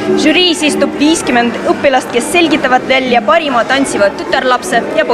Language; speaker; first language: Estonian; native; Estonian